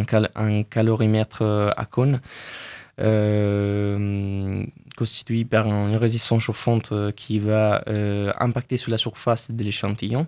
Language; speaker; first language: French; non-native, fluent; Italian